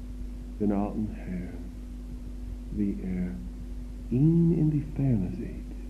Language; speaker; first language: German; non-native, fluent; English